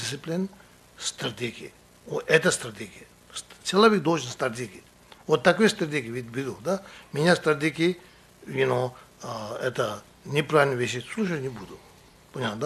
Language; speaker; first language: Russian; non-native, learner; Tibetan